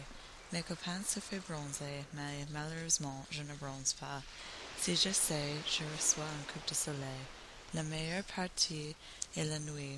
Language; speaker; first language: French; non-native, learner; English